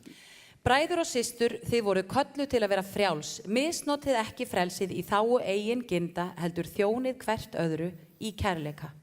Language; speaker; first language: Icelandic; native; Icelandic